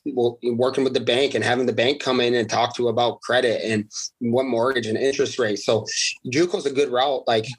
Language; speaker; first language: English; non-native, fluent; Uzbek